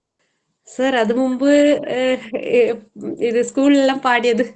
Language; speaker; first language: Malayalam; native; Malayalam